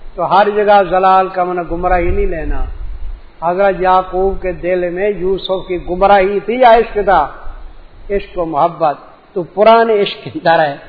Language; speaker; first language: Urdu; native; Urdu